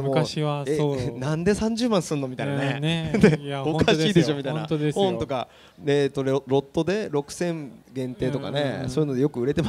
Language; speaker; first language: Japanese; native; Japanese